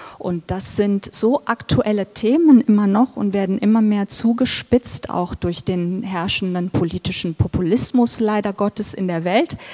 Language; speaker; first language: German; early bilingual, other home language; Turkish